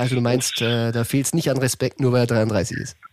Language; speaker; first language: German; native; German